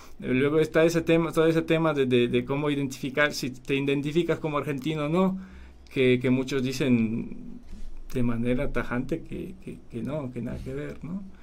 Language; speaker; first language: Spanish; non-native, fluent; Polish